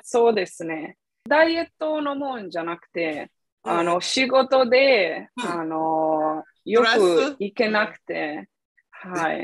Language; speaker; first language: Japanese; non-native, fluent; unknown